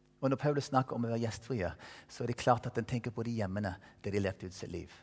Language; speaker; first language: Norwegian; non-native, fluent; English